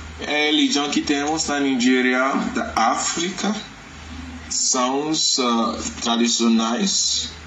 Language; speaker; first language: Portuguese; non-native, learner; Yoruba